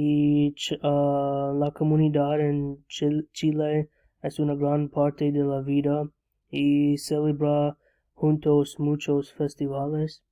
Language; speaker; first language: Spanish; non-native, learner; English